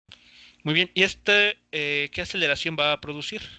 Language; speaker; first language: Spanish; native; Spanish